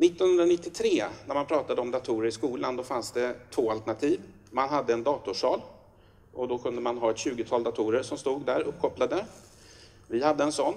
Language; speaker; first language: Swedish; native; Swedish